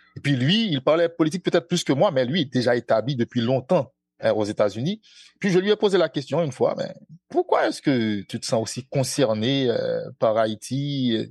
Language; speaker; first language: French; non-native, local second language; Haitian Creole